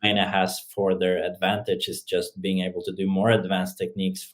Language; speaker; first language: English; non-native, fluent; Norwegian